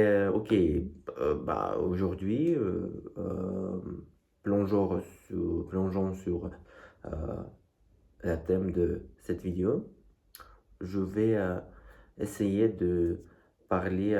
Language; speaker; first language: French; non-native, fluent; Russian